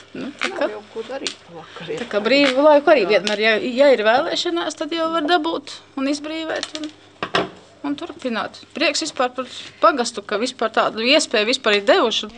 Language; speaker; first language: Latvian; native; Latvian